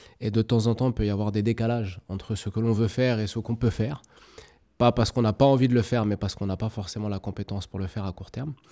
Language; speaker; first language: French; native; French